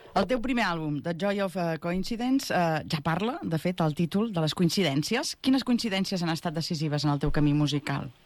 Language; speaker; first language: Catalan; native; Catalan